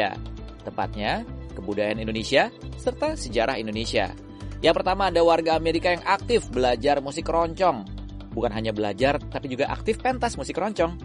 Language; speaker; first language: Indonesian; native; Indonesian